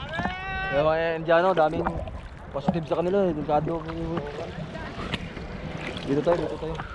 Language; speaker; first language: Filipino; native; Filipino